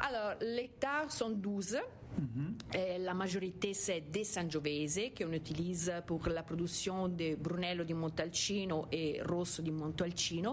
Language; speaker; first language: French; non-native, fluent; Italian